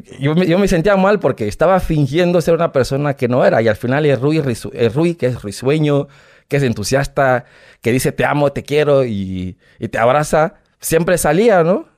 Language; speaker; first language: Spanish; non-native, fluent; Portuguese